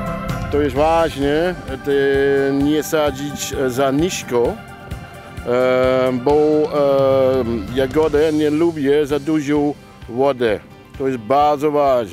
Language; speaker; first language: Polish; non-native, learner; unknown